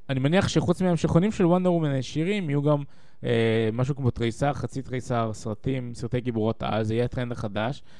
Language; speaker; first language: Hebrew; native; Hebrew